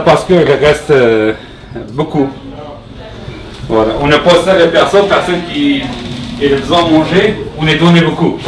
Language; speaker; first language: French; non-native, learner; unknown